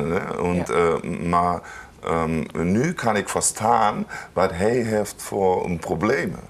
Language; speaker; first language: Dutch; non-native, learner; German